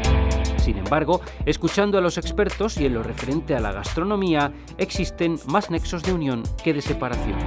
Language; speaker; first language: Spanish; native; Spanish